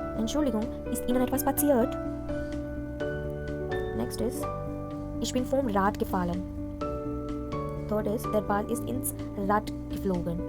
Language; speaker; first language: German; non-native, fluent; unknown